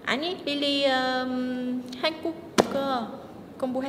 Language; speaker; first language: Korean; non-native, learner; Vietnamese